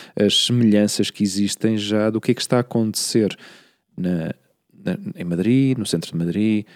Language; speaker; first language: Portuguese; native; Portuguese